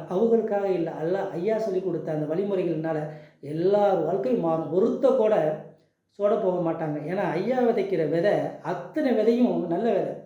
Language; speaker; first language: Tamil; native; Tamil